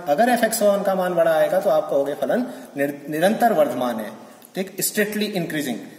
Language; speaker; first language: Hindi; native; Hindi